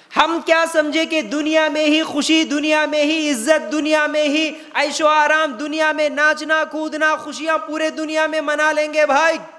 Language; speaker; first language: Hindi; non-native, local second language; Urdu